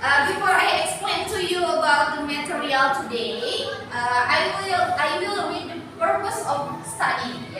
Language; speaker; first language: English; non-native, learner; Indonesian